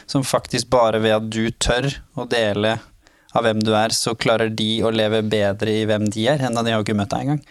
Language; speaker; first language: Norwegian; early bilingual, other home language; Somali